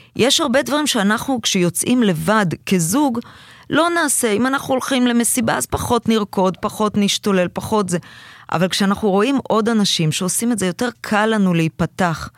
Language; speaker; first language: Hebrew; early bilingual, other home language; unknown